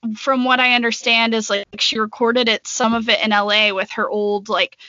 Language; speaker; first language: English; native; English